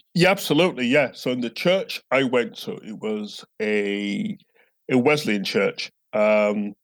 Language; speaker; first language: English; native; English